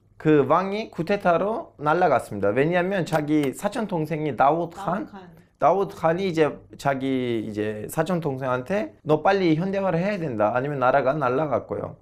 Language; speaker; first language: Korean; non-native, fluent; Turkish